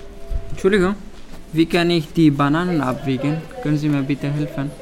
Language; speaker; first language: German; non-native, learner; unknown